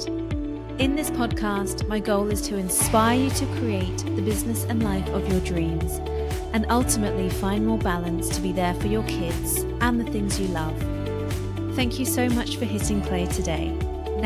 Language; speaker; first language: English; native; English